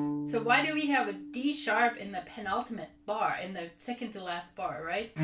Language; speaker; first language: English; non-native, fluent; Finnish